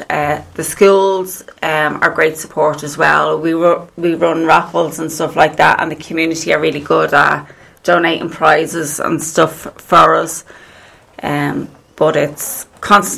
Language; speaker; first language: English; native; English